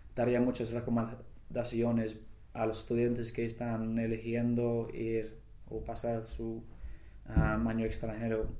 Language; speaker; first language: Spanish; non-native, fluent; English